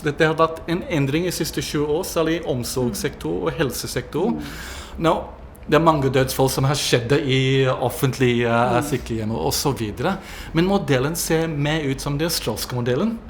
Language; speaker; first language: Norwegian; non-native, fluent; English